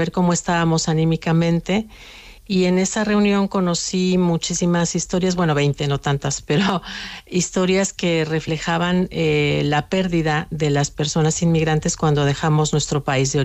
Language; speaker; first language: Spanish; native; Spanish